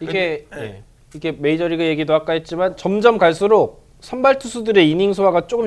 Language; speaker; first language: Korean; native; Korean